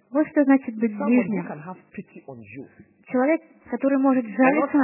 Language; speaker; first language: Russian; native; Russian